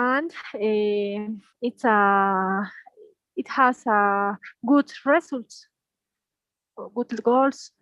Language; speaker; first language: English; non-native, learner; Spanish